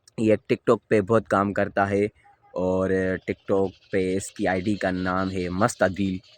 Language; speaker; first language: Urdu; non-native, local second language; Sindhi